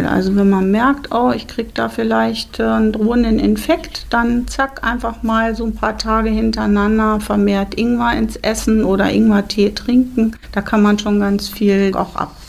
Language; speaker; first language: German; native; German